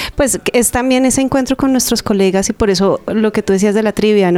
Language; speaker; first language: Spanish; native; Spanish